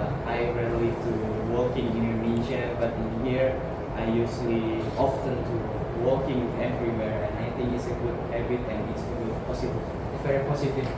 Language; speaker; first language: English; non-native, learner; Indonesian